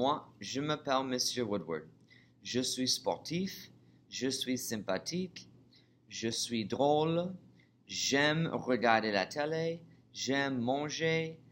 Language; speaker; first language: French; non-native, fluent; English